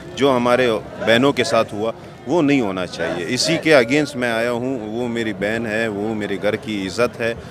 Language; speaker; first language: Urdu; non-native, local second language; Pashto